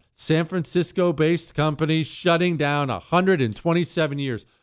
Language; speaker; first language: English; native; English